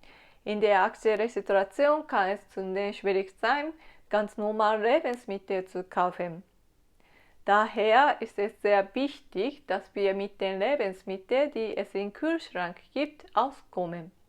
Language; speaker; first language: German; non-native, fluent; Japanese